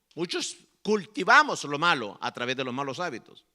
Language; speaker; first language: Spanish; native; Spanish